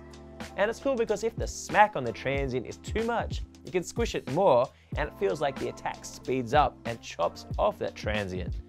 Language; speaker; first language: English; native; English